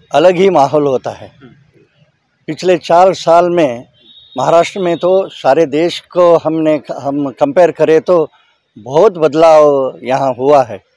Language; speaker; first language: Hindi; non-native, local second language; Kannada